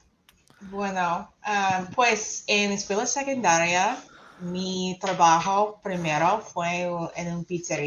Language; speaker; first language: Spanish; non-native, fluent; English